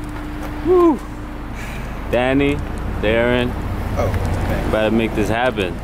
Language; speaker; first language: English; native; English